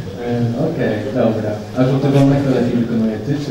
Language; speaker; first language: Polish; native; Polish